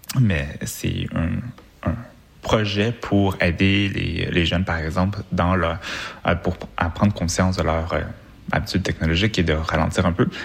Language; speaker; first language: French; native; French